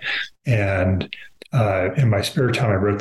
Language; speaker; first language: English; native; English